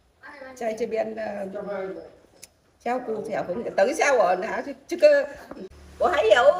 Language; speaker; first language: Chinese; non-native, learner; Vietnamese